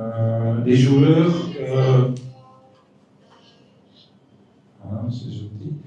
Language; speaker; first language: French; non-native, fluent; Dutch